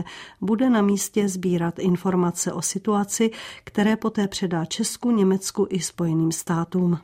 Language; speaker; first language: Czech; native; Czech